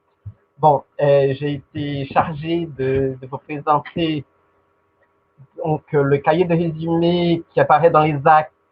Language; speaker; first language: French; non-native, fluent; Portuguese